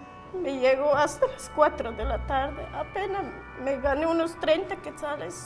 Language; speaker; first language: Spanish; non-native, local second language; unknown